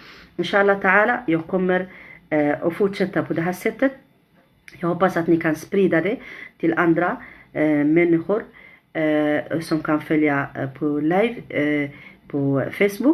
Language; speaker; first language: Swedish; non-native, fluent; Arabic